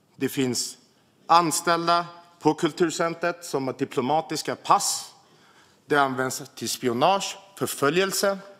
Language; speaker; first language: Swedish; early bilingual, other home language; Armenian